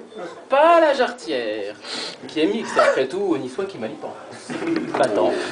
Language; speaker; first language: French; native; French